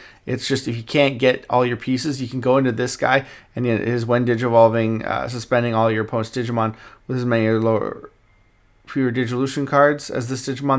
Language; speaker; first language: English; native; English